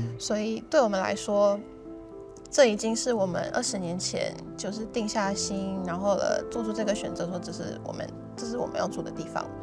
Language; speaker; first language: Chinese; early bilingual, other home language; Russian